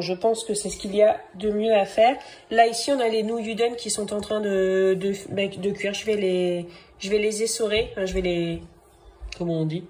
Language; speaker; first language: French; native; French